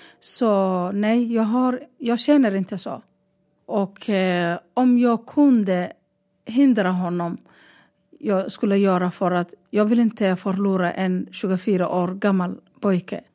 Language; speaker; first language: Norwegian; non-native, learner; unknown